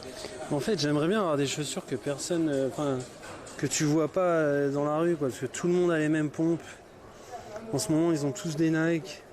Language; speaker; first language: French; native; French